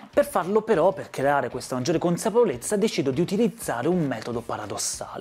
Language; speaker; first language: Italian; native; Italian